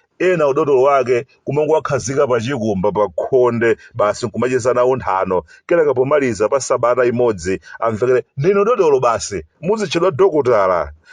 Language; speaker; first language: Nyanja; native; Nyanja